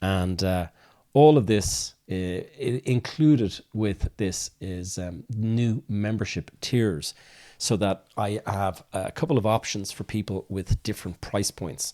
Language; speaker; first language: English; native; English